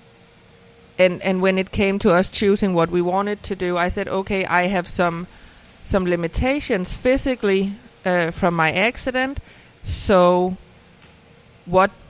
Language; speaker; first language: English; non-native, fluent; Danish